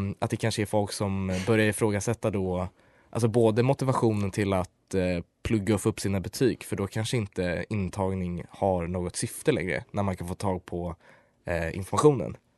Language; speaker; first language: Swedish; native; Swedish